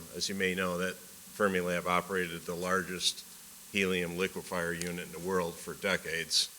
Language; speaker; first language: English; native; English